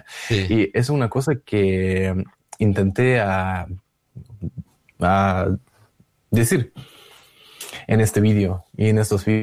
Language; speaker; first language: Spanish; non-native, learner; Russian